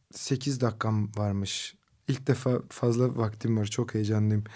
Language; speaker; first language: Turkish; non-native, local second language; Kurdish